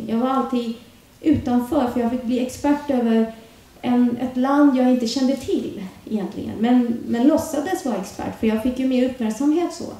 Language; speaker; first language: Swedish; early bilingual, other home language; Urdu